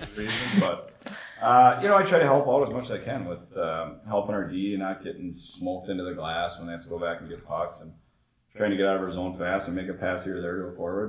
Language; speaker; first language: English; native; English